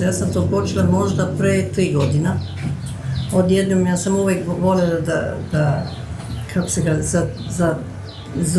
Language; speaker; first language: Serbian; early bilingual, heritage; Serbian